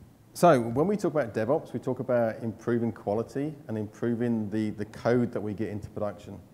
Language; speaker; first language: English; native; English